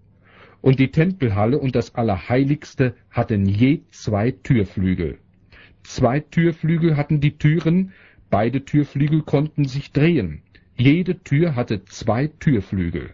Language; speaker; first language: German; native; German